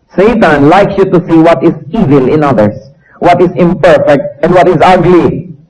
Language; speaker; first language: English; non-native, local second language; Filipino